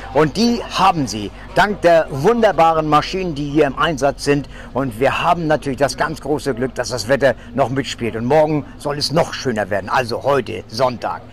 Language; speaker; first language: German; native; German